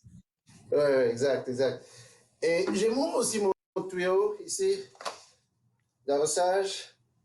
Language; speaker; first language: French; non-native, local second language; English